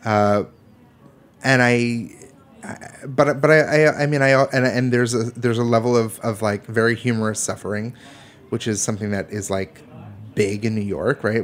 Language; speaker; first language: English; native; English